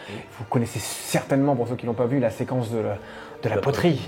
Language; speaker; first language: French; native; French